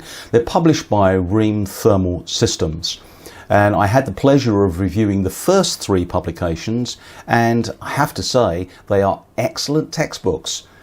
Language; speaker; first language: English; native; English